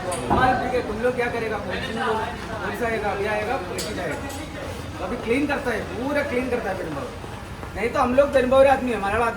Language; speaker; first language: Hindi; non-native, local second language; Malayalam